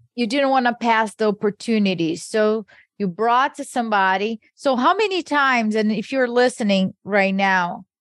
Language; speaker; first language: English; early bilingual, other home language; Portuguese